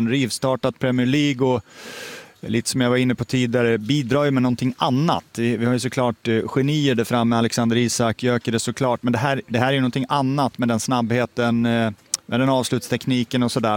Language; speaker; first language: Swedish; native; Swedish